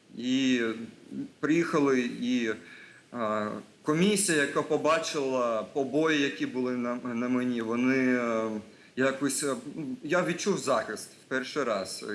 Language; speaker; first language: Ukrainian; non-native, local second language; Russian